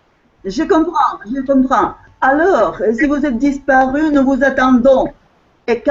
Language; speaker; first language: French; non-native, fluent; Russian